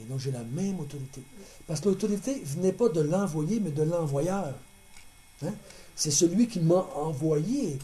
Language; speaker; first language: French; native; French